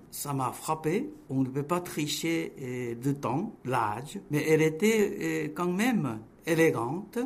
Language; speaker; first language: French; non-native, fluent; Korean